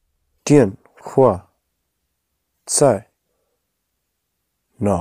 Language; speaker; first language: Chinese; non-native, learner; English